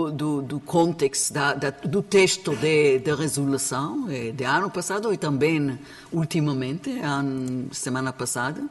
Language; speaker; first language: Portuguese; non-native, learner; Hebrew